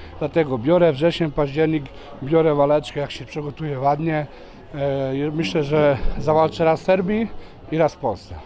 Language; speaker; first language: Polish; non-native, fluent; Serbian